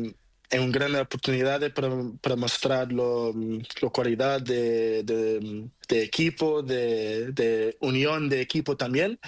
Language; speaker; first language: Spanish; non-native, learner; Portuguese